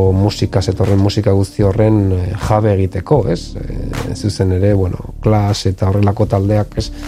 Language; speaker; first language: Basque; native; Basque